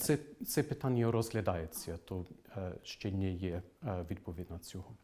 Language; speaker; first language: Ukrainian; non-native, fluent; English